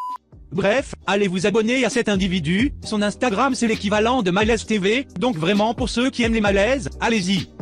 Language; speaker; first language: French; native; French